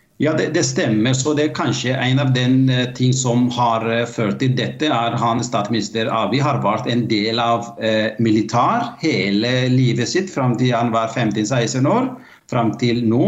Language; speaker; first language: Norwegian; non-native, fluent; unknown